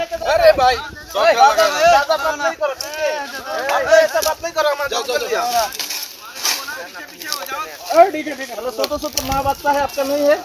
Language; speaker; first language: Hindi; non-native, learner; Bangla